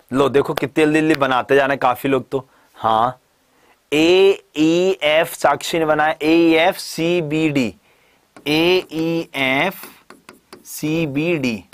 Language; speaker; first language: Hindi; native; Hindi